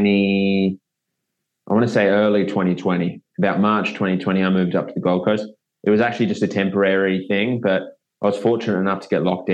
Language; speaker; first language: English; native; English